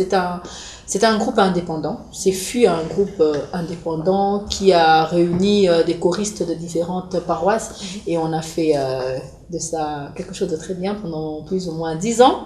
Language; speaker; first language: French; non-native, local second language; Lingala